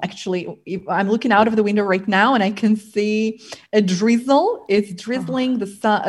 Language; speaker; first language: English; non-native, fluent; Russian